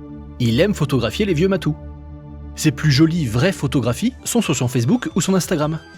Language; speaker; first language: French; native; French